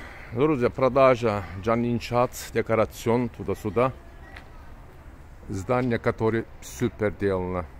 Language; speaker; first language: Russian; non-native, learner; Turkish